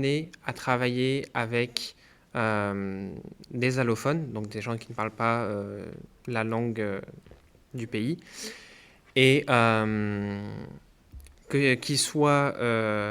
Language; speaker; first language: French; native; French